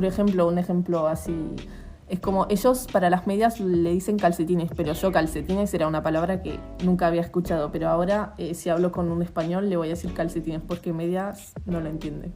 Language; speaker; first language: Spanish; early bilingual, heritage; Spanish